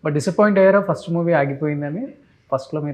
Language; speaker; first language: Telugu; native; Telugu